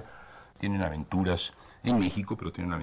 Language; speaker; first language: Spanish; native; Spanish